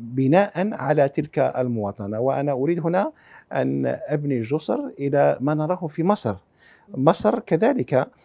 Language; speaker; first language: Arabic; early bilingual, heritage; Arabic